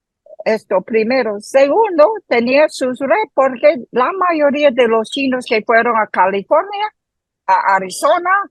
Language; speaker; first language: Spanish; non-native, fluent; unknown